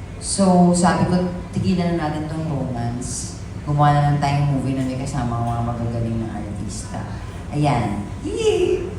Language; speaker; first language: Filipino; native; Filipino